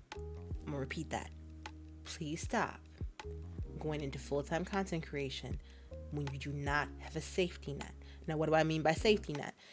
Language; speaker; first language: English; native; English